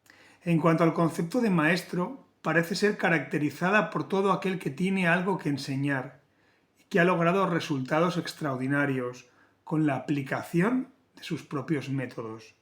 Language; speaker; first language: Spanish; native; Spanish